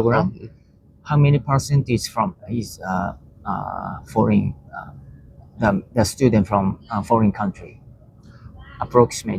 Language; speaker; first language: English; non-native, learner; Japanese